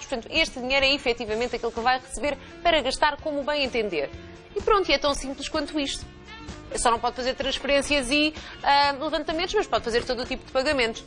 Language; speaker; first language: Portuguese; native; Portuguese